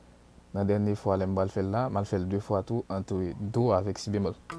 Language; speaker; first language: French; non-native, learner; Haitian Creole